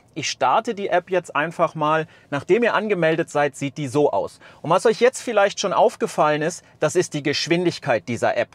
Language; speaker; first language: German; native; German